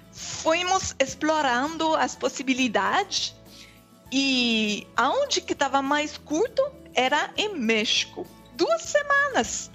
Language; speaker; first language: Portuguese; non-native, fluent; French